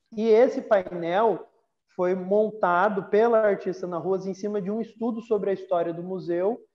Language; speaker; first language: Portuguese; native; Portuguese